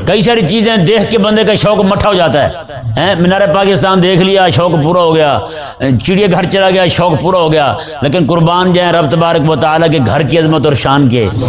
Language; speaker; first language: Urdu; non-native, local second language; Punjabi